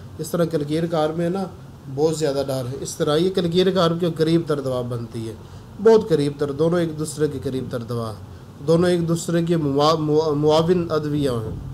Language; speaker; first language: Urdu; non-native, local second language; Punjabi